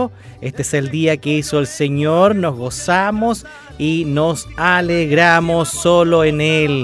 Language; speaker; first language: Spanish; native; Spanish